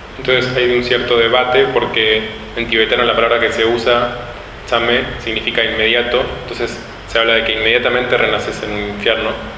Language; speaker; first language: Spanish; native; Spanish